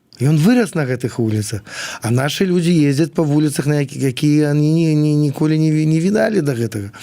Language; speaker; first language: Belarusian; non-native, local second language; Russian